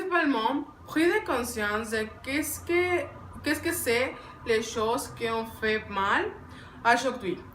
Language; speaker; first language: French; non-native, learner; Spanish